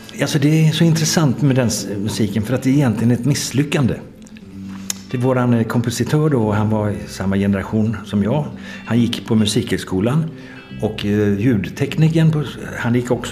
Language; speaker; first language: Swedish; native; Swedish